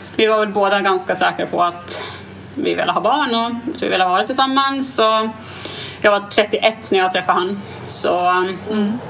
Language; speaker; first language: Swedish; native; Swedish